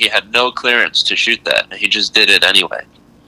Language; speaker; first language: English; native; English